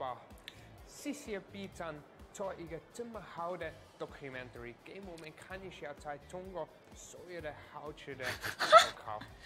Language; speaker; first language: Chinese; non-native, fluent; German